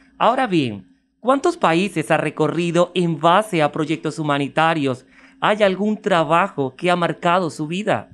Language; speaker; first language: Spanish; native; Spanish